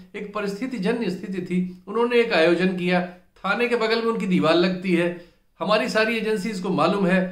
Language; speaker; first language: Hindi; native; Hindi